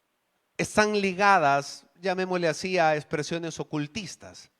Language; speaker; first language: Spanish; native; Spanish